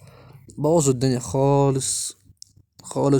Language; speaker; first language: Arabic; native; Arabic